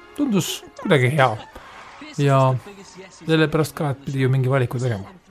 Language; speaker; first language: Estonian; native; Estonian